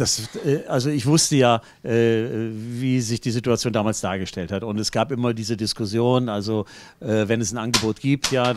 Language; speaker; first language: German; native; German